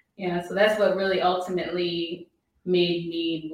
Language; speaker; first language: English; native; English